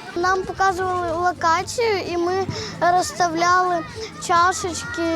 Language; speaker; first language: Ukrainian; non-native, local second language; Russian